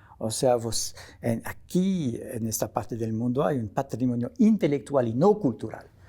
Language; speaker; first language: Spanish; non-native, fluent; French